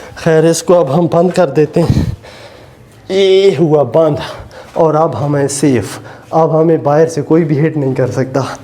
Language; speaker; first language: Urdu; non-native, local second language; Saraiki